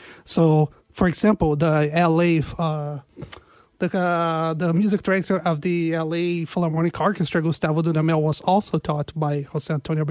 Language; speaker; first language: English; non-native, fluent; Portuguese